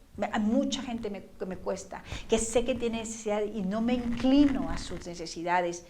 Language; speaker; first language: Spanish; native; Spanish